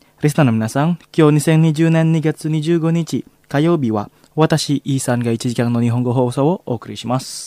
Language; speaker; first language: Japanese; non-native, fluent; Indonesian